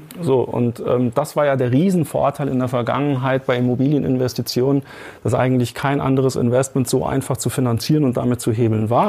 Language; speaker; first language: German; native; German